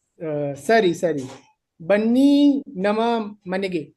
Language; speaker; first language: Kannada; non-native, learner; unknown